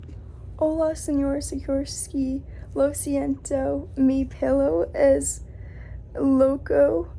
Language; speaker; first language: Spanish; non-native, learner; English